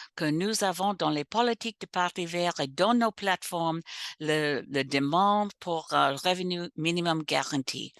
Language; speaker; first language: French; non-native, local second language; English